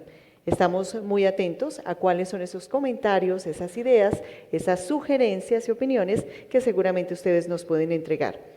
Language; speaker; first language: Spanish; native; Spanish